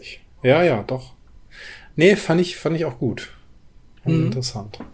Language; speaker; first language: German; native; German